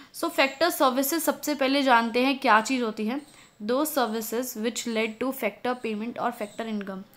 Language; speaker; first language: Hindi; native; Hindi